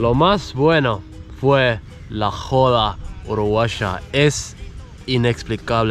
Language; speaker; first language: Spanish; non-native, fluent; Estonian